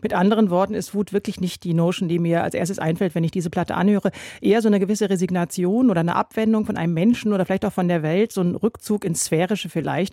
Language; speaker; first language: German; native; German